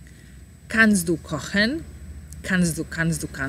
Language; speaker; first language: German; non-native, fluent; Serbian